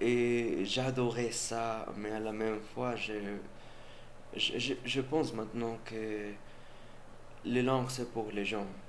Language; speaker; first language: French; non-native, learner; Spanish